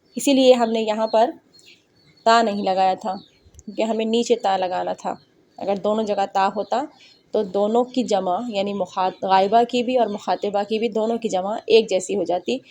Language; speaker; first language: Urdu; native; Urdu